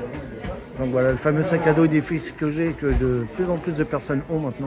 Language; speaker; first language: French; native; French